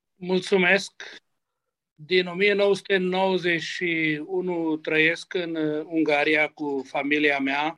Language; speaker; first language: Romanian; non-native, local second language; Hungarian